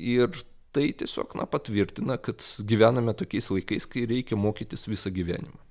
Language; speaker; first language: Lithuanian; non-native, local second language; Russian